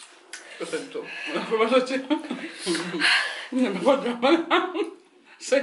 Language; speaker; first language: Italian; non-native, learner; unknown